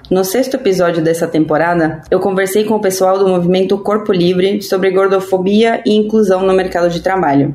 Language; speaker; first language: Portuguese; non-native, fluent; Spanish